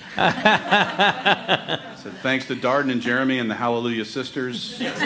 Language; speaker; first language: English; native; English